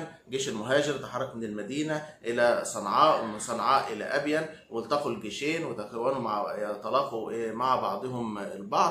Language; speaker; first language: Arabic; native; Arabic